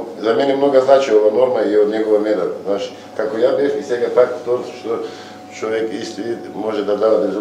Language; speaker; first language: Macedonian; non-native, learner; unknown